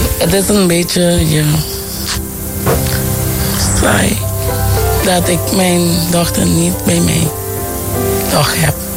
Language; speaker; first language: Dutch; non-native, local second language; Papiamento